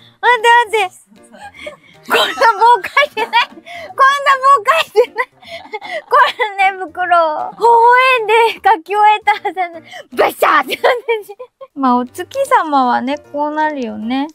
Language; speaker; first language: Japanese; native; Japanese